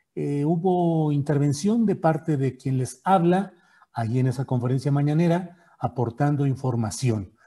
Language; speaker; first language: Spanish; native; Spanish